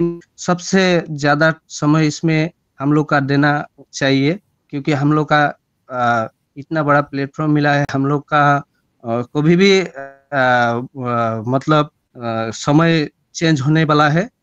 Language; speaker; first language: Hindi; non-native, local second language; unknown